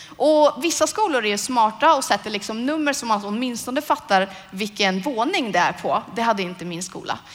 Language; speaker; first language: Swedish; native; Swedish